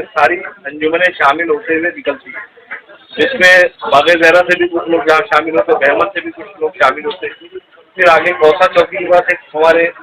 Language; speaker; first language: Hindi; non-native, local second language; Urdu